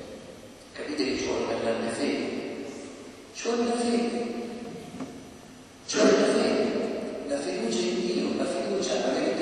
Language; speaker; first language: Italian; native; Italian